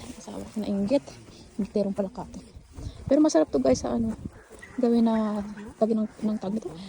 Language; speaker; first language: Filipino; native; Filipino